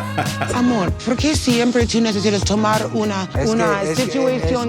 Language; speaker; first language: Spanish; non-native, learner; English